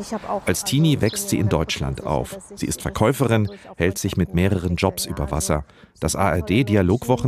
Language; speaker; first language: German; native; German